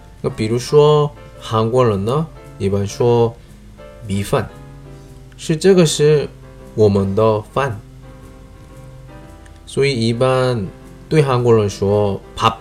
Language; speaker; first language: Chinese; non-native, learner; Korean